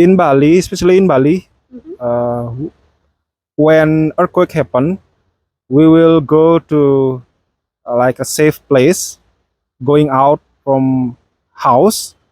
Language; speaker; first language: English; non-native, fluent; Balinese